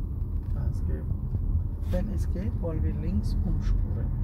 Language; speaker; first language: German; non-native, fluent; Turkish